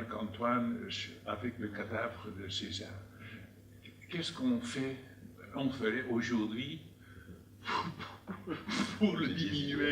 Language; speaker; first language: French; non-native, fluent; Dutch